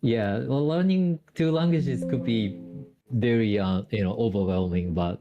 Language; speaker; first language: English; non-native, fluent; Japanese